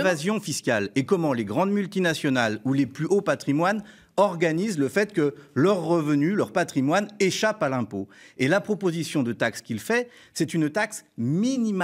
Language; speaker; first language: French; native; French